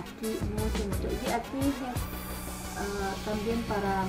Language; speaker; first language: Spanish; non-native, learner; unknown